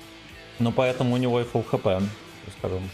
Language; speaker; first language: Russian; native; Russian